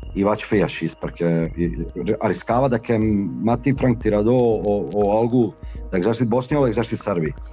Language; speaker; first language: Catalan; non-native, fluent; Bosnian